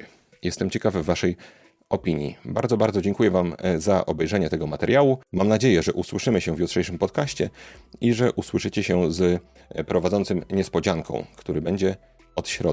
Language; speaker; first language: Polish; native; Polish